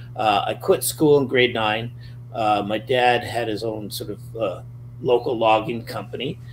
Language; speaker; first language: English; native; English